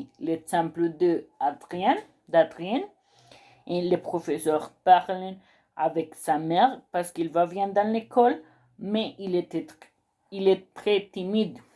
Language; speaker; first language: French; non-native, learner; Spanish